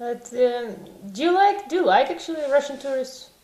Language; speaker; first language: English; non-native, fluent; Russian